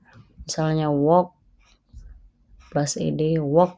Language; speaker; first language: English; non-native, fluent; Indonesian